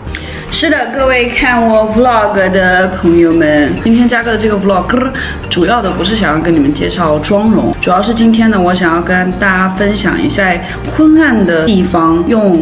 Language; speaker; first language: Chinese; native; Chinese